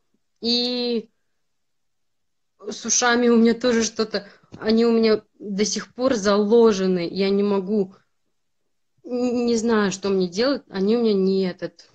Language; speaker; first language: Russian; native; Russian